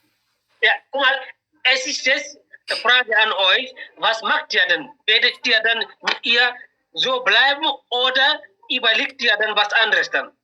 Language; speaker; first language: German; non-native, learner; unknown